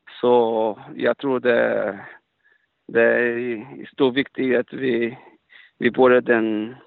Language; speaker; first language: Swedish; non-native, fluent; Portuguese